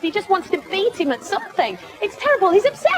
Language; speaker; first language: English; native; English